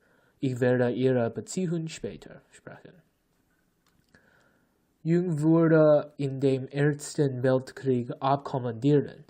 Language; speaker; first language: German; non-native, learner; English